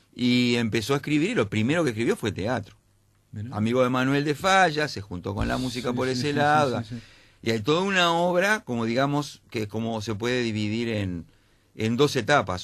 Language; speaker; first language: Spanish; native; Spanish